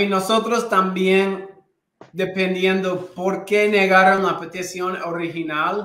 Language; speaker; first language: Spanish; non-native, fluent; English